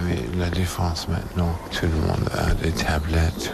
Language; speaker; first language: French; non-native, fluent; English